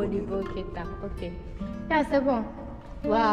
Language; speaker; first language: French; non-native, learner; English